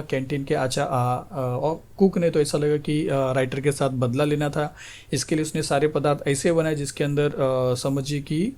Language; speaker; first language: Hindi; non-native, local second language; Marathi